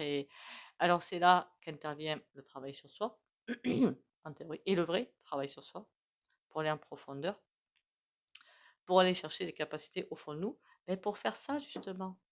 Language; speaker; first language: French; native; French